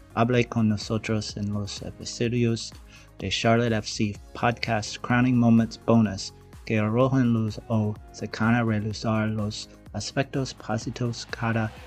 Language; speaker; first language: Spanish; non-native, learner; English